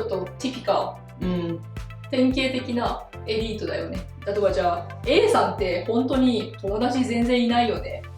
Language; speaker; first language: Japanese; native; Japanese